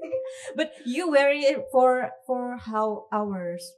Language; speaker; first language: English; non-native, fluent; Indonesian